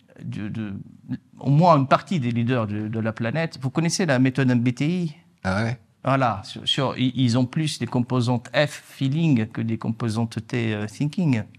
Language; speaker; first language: French; non-native, local second language; Arabic